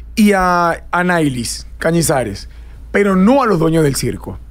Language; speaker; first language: Spanish; native; Spanish